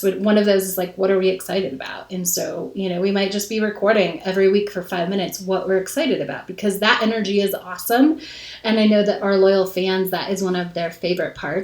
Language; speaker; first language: English; native; English